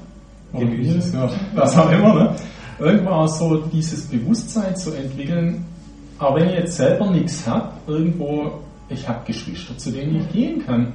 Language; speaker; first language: German; native; German